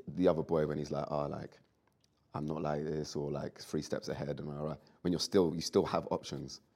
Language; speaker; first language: English; native; English